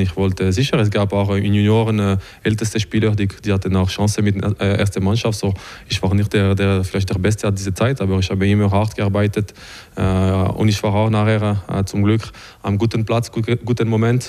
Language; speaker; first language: German; non-native, local second language; French